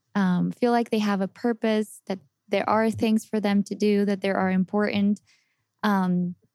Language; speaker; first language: English; non-native, fluent; Spanish